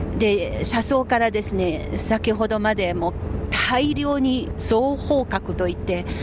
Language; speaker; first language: Japanese; non-native, fluent; Chinese